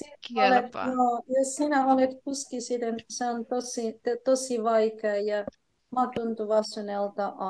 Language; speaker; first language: Finnish; non-native, fluent; Polish